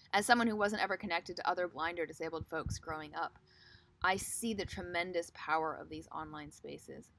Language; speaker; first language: English; native; English